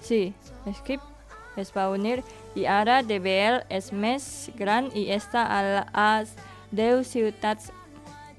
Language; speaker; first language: Catalan; non-native, learner; Indonesian